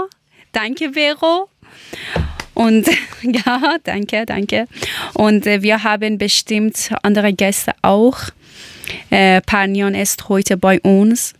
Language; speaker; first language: German; non-native, learner; Persian